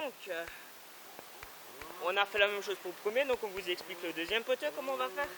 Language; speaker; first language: French; native; French